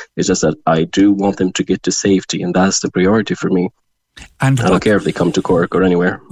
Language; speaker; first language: English; non-native, fluent; Arabic